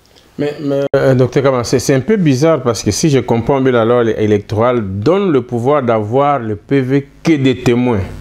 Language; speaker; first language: French; non-native, local second language; Lingala